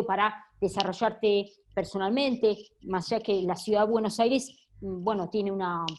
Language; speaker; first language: Spanish; native; Spanish